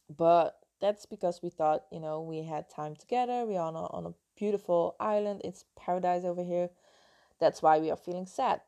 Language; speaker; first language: English; non-native, fluent; Dutch